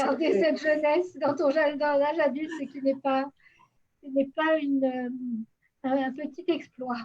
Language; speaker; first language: French; native; French